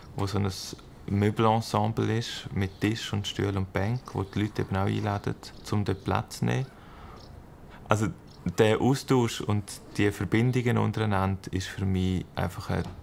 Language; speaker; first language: German; native; German